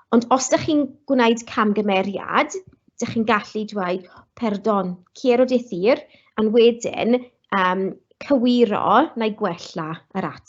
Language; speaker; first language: Welsh; non-native, local second language; English